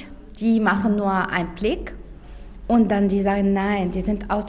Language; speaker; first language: German; non-native, learner; Arabic